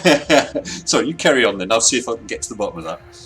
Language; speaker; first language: English; native; English